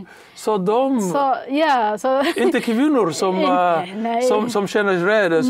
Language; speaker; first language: Swedish; non-native, learner; Somali